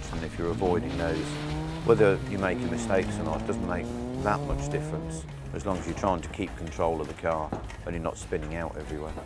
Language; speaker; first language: English; native; English